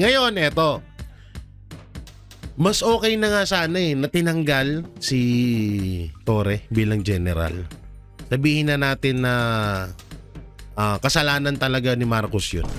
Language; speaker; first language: Filipino; native; Filipino